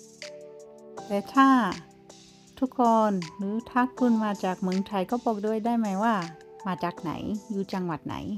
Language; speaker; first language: Thai; non-native, fluent; English